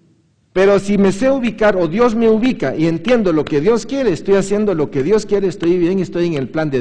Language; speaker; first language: Spanish; native; Spanish